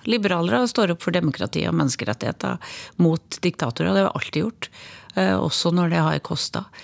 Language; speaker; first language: Norwegian; native; Norwegian